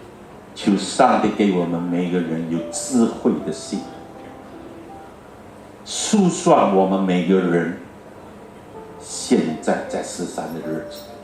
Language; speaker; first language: Chinese; early bilingual, heritage; Chinese